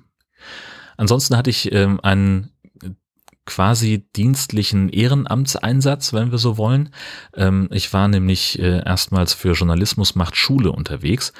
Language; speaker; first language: German; native; German